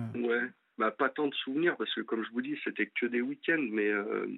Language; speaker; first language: French; native; French